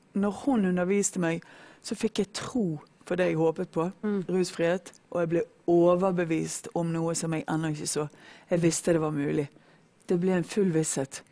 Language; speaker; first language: Norwegian; native; Norwegian